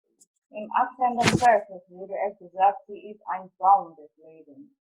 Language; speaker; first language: German; non-native, fluent; Indonesian